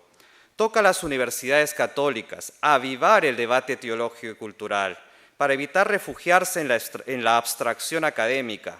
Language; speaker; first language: Spanish; native; Spanish